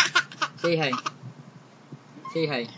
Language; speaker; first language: English; non-native, local second language; Filipino